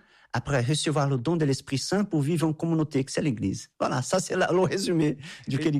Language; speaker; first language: French; non-native, fluent; Portuguese